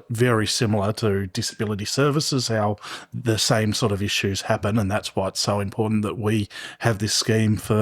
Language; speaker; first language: English; native; English